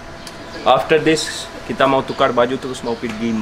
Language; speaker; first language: Indonesian; non-native, learner; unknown